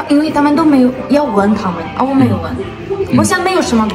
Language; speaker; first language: Chinese; non-native, learner; Ukrainian